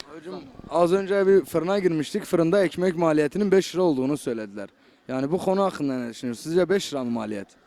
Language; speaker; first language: Turkish; native; Turkish